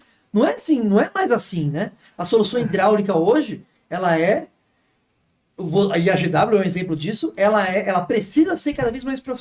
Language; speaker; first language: Portuguese; native; Portuguese